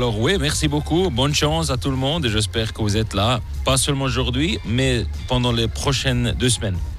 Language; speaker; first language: French; non-native, local second language; German